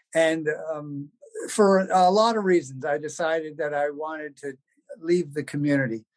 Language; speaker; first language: English; native; English